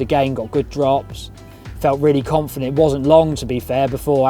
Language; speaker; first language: English; native; English